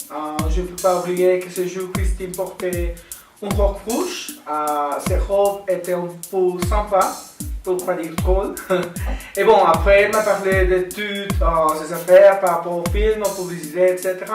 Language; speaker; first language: French; non-native, learner; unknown